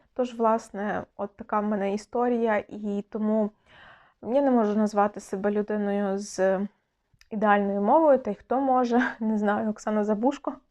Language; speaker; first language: Ukrainian; native; Ukrainian